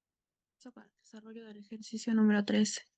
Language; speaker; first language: Spanish; native; Spanish